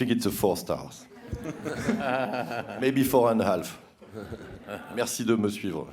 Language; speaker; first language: French; native; French